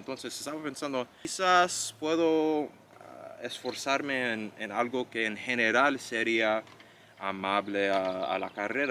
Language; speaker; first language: Spanish; non-native, fluent; English